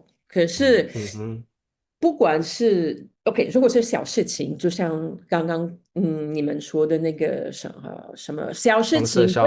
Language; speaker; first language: Chinese; non-native, fluent; Spanish